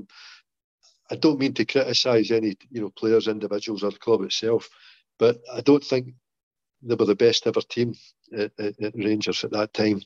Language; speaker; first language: English; native; English